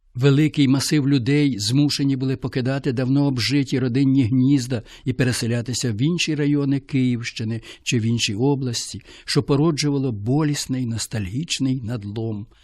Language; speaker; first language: Ukrainian; native; Ukrainian